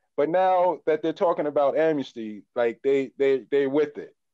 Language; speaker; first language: English; native; English